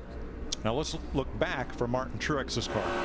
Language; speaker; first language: English; native; English